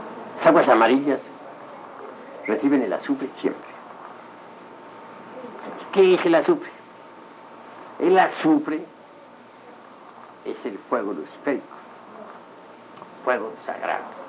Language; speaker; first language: Spanish; native; Spanish